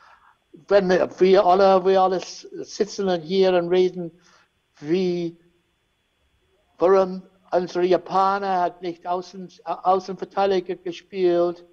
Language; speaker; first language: German; non-native, learner; English